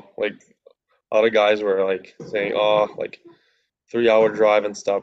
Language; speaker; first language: English; non-native, fluent; Latvian